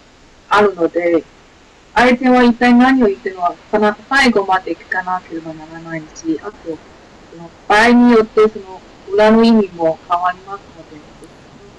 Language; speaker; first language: Japanese; non-native, fluent; Chinese